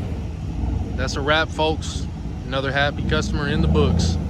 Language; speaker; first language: English; native; English